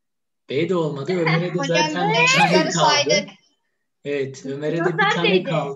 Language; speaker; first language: Turkish; native; Turkish